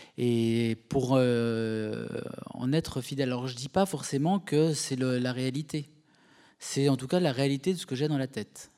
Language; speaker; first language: French; native; French